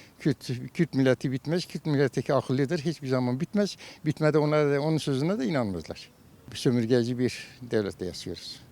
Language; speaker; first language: Turkish; non-native, local second language; Kurdish